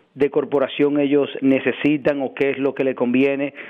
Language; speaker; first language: Spanish; early bilingual, heritage; Spanish